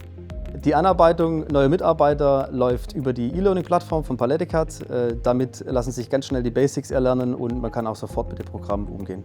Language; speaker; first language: German; native; German